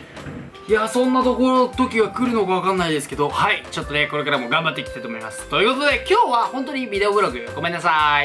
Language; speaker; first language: Japanese; native; Japanese